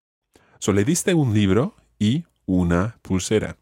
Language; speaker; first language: Spanish; non-native, fluent; English